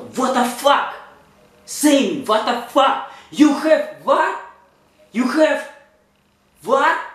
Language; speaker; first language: English; non-native, learner; Russian